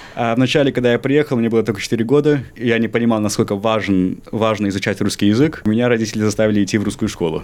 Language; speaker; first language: Russian; early bilingual, heritage; Russian